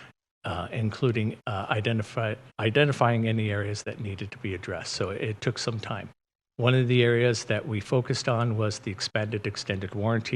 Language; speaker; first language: English; native; English